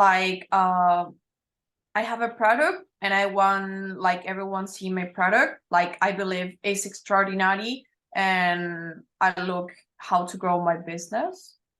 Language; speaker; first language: English; non-native, learner; Spanish